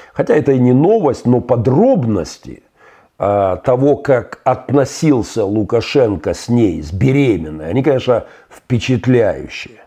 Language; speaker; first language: Russian; native; Russian